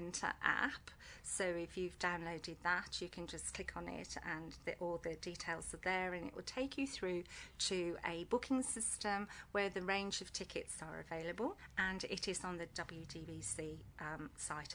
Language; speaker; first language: English; native; English